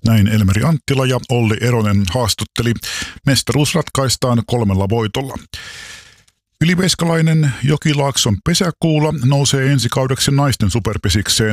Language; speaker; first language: Finnish; native; Finnish